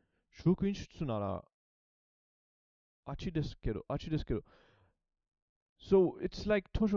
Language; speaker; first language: Japanese; non-native, learner; English